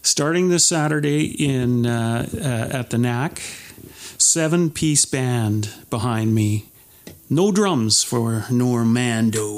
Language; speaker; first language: English; native; English